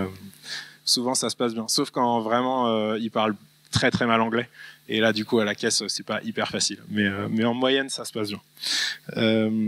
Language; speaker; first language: French; native; French